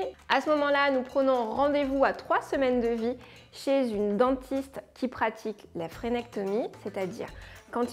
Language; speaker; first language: French; native; French